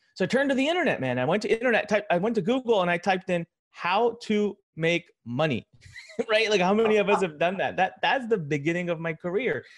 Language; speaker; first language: English; early bilingual, other home language; Hindi